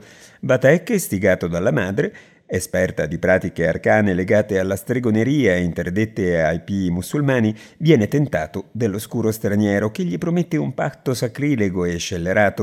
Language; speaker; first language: Italian; native; Italian